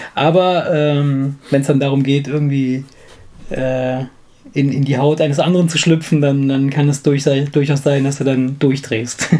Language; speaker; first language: German; non-native, fluent; Italian